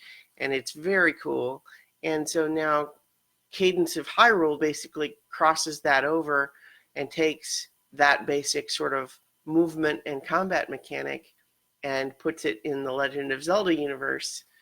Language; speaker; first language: English; native; English